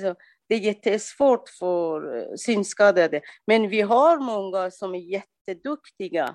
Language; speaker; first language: Swedish; non-native, learner; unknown